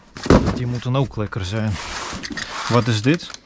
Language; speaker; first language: Dutch; non-native, fluent; Russian